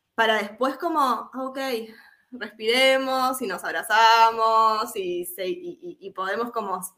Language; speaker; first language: Spanish; native; Spanish